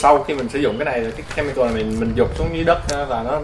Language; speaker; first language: Vietnamese; early bilingual, heritage; Vietnamese